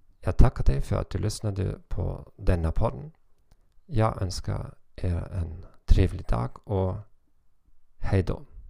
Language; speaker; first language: Swedish; non-native, fluent; German